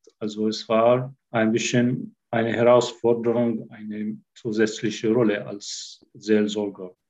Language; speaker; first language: German; non-native, fluent; Arabic